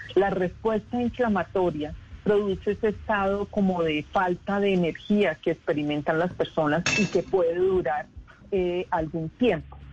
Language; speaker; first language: Spanish; native; Spanish